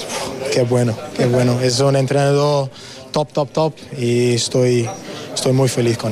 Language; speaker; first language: Spanish; non-native, learner; English